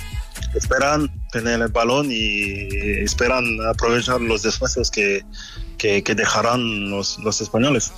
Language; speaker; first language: Spanish; non-native, fluent; French